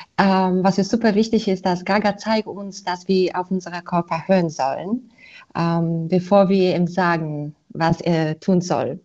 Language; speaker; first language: German; non-native, fluent; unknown